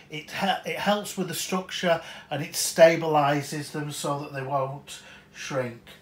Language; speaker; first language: English; native; English